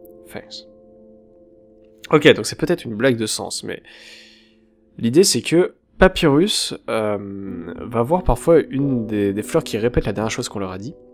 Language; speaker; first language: French; native; French